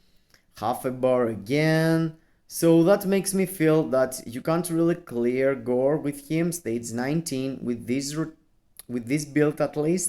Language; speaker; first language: English; non-native, fluent; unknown